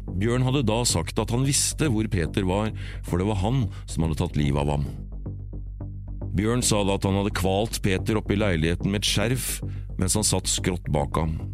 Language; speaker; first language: Norwegian; native; Norwegian